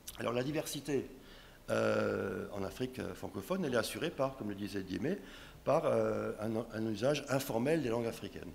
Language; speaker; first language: French; non-native, local second language; Swiss German